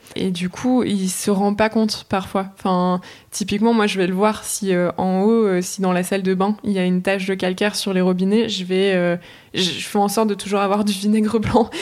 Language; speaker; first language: French; native; French